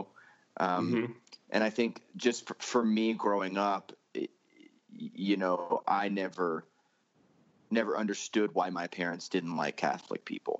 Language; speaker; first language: English; native; English